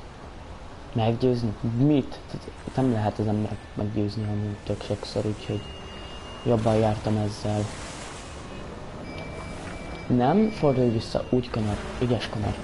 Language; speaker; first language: Hungarian; native; Hungarian